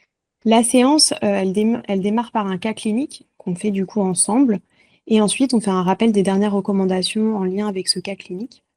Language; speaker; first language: French; native; French